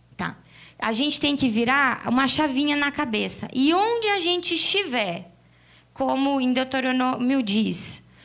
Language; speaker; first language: Portuguese; native; Portuguese